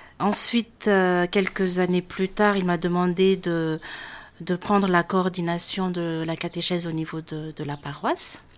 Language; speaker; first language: French; non-native, local second language; Malagasy